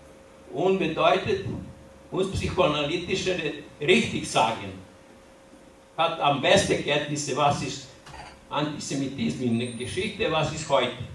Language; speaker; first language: German; non-native, learner; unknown